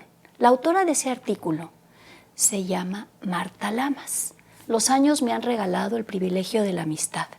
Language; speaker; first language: Spanish; native; Spanish